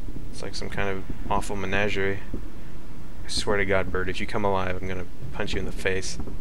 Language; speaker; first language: English; native; English